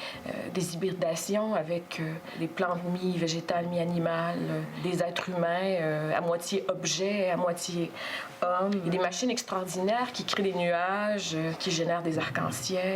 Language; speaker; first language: French; native; French